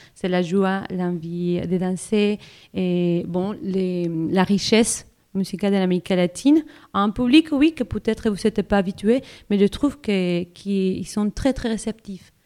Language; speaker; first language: French; non-native, fluent; Spanish